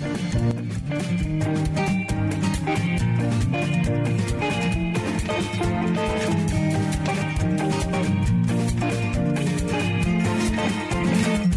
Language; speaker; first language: English; native; English